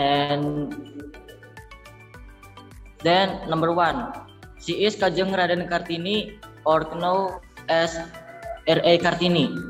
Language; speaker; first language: English; non-native, learner; Indonesian